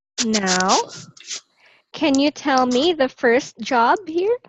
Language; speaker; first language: English; non-native, local second language; Filipino